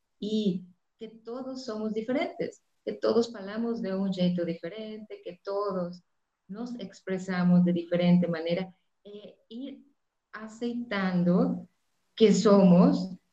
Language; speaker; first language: Spanish; non-native, fluent; Portuguese